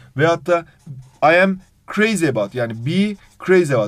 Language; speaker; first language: English; non-native, fluent; Turkish